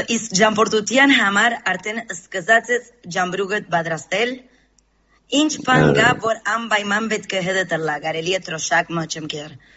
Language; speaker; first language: Armenian; early bilingual, heritage; Armenian